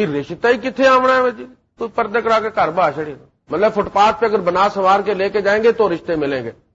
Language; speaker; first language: Urdu; non-native, local second language; Punjabi